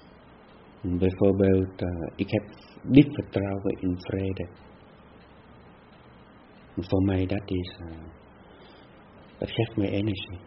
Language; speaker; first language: Dutch; non-native, fluent; Vietnamese